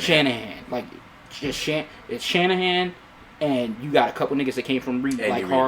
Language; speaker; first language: English; native; English